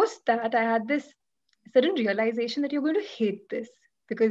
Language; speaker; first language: English; non-native, local second language; Hindi